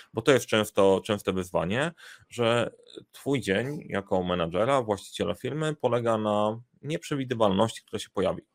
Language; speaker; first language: Polish; native; Polish